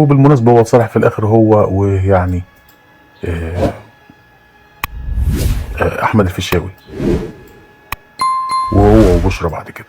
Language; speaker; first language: Arabic; native; Arabic